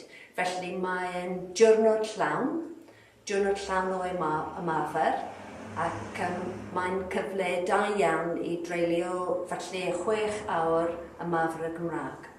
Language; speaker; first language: Welsh; non-native, fluent; English